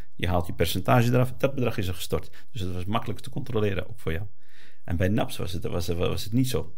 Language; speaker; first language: Dutch; early bilingual, other home language; Arabic